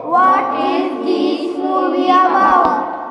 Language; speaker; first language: English; non-native, learner; Marathi